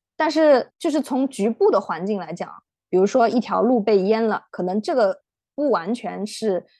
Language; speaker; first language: Chinese; native; Chinese